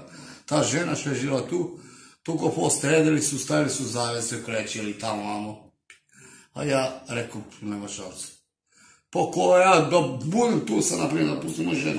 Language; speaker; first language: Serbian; non-native, local second language; Romany